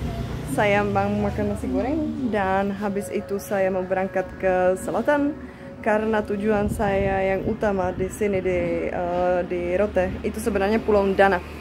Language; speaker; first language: Indonesian; non-native, fluent; Czech